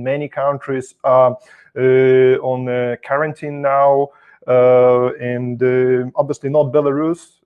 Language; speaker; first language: English; non-native, fluent; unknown